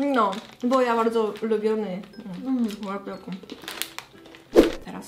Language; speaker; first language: Polish; non-native, learner; Korean